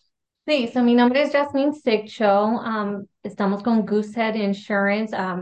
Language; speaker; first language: Spanish; early bilingual, heritage; English